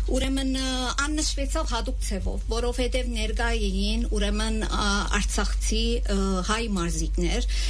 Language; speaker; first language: Armenian; native; Armenian